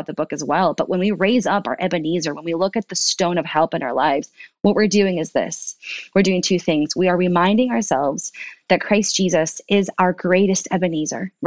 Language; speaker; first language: English; early bilingual, other home language; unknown